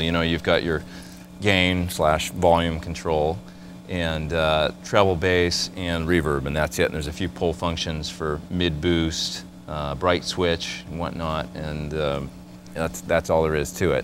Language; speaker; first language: English; native; English